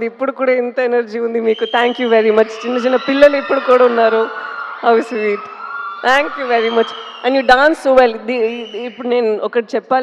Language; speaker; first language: Telugu; non-native, local second language; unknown